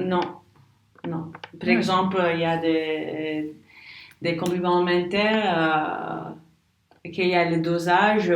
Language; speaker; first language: French; non-native, learner; English